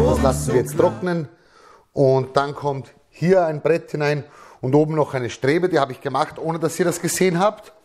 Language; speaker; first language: German; native; German